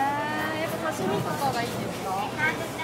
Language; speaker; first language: Japanese; native; Japanese